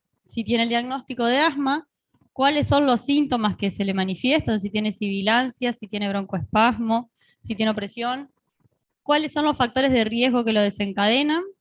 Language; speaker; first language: Spanish; native; Spanish